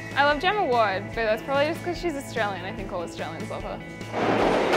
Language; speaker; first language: English; native; English